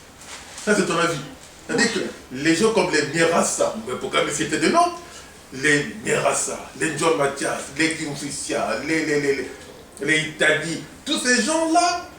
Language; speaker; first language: French; non-native, local second language; Lingala